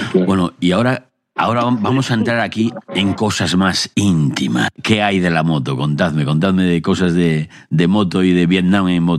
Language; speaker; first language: Spanish; native; Spanish